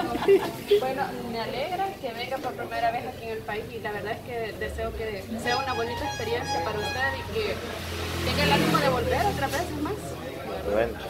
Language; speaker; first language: Spanish; native; Spanish